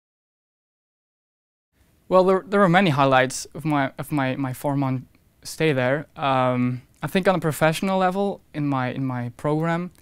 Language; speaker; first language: English; non-native, fluent; Dutch